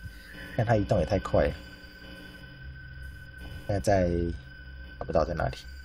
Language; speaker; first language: Chinese; native; Chinese